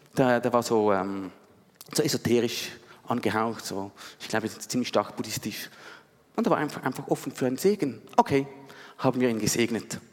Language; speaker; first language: German; native; German